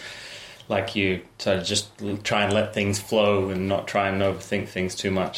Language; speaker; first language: English; native; English